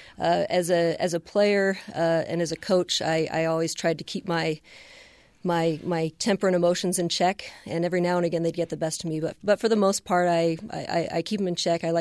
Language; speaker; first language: English; native; English